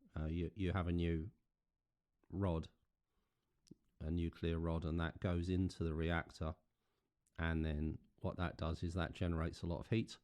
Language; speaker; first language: English; native; English